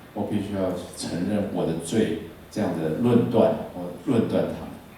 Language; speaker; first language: Chinese; native; Chinese